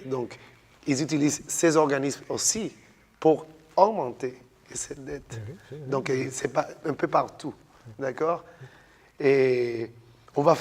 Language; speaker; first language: French; non-native, fluent; Spanish